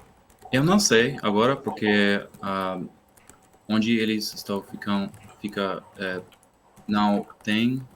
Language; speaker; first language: Portuguese; non-native, learner; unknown